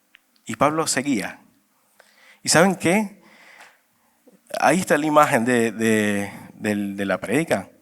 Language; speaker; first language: Spanish; native; Spanish